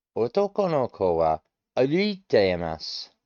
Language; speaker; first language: Japanese; non-native, learner; English